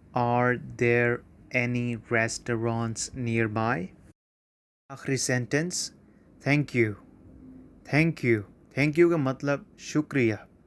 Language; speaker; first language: Urdu; native; Urdu